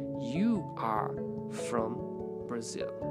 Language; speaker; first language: English; non-native, fluent; Portuguese